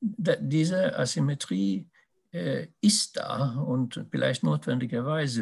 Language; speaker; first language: German; non-native, fluent; Swedish